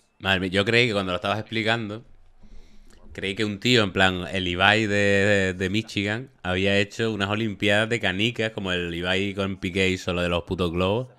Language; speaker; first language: Spanish; native; Spanish